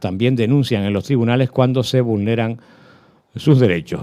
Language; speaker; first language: Spanish; native; Spanish